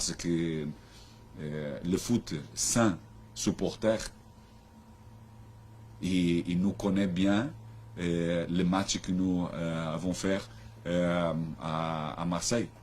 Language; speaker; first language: French; non-native, learner; Portuguese